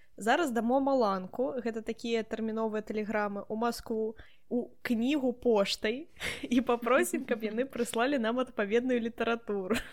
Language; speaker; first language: Belarusian; non-native, local second language; Russian